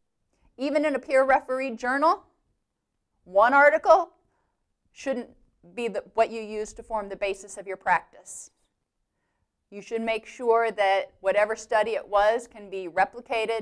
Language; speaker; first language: English; native; English